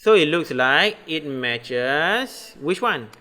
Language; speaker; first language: English; non-native, local second language; Malay